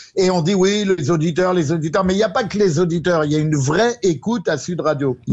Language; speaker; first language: French; native; French